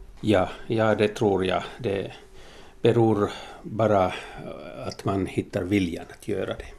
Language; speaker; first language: Swedish; non-native, local second language; Finnish